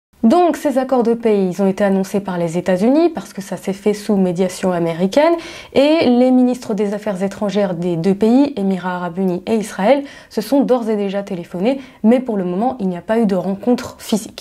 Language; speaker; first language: French; native; French